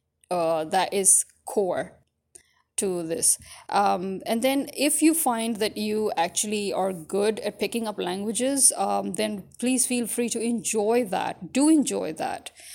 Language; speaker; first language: English; early bilingual, other home language; Urdu